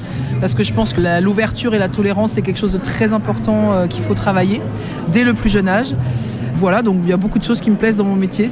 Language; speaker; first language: French; native; French